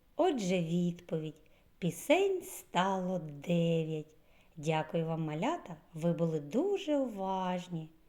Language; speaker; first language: Ukrainian; native; Ukrainian